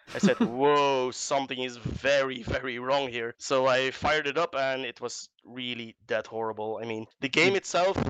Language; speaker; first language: English; non-native, fluent; Dutch